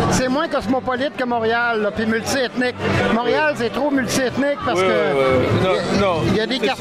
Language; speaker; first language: French; native; French